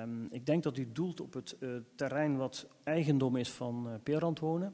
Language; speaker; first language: Dutch; native; Dutch